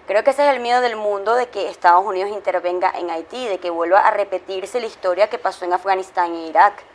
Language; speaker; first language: Spanish; native; Spanish